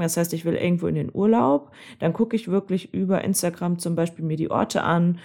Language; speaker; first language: German; native; German